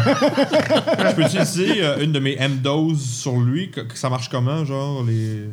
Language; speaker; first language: French; native; French